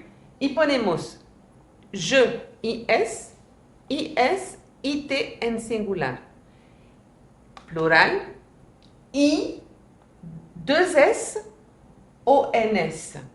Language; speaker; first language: Spanish; non-native, fluent; French